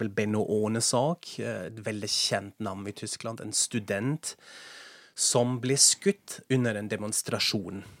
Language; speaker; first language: Norwegian; non-native, fluent; German